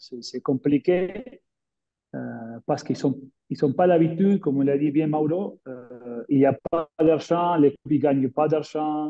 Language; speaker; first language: French; non-native, fluent; Spanish